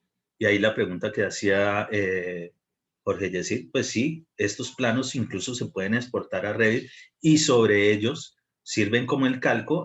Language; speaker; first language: Spanish; native; Spanish